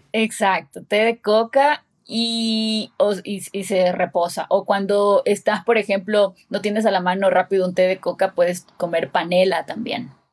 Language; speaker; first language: Spanish; native; Spanish